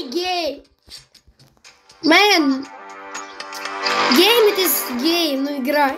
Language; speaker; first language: English; non-native, learner; Russian